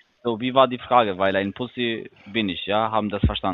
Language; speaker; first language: German; non-native, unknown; Turkish